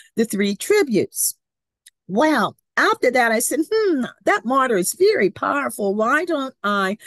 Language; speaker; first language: English; native; English